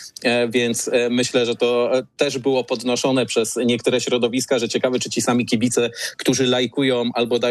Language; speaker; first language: Polish; native; Polish